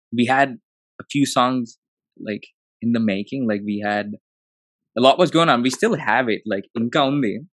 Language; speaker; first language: English; non-native, local second language; Telugu